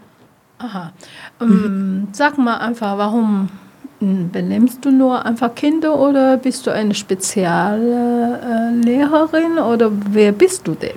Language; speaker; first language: German; non-native, learner; Chinese